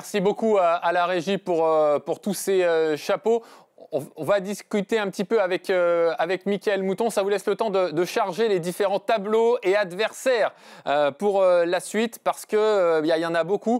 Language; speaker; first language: French; native; French